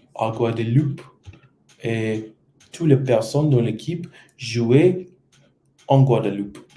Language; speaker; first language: French; non-native, learner; English